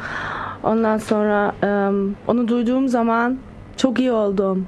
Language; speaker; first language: Turkish; early bilingual, heritage; Turkish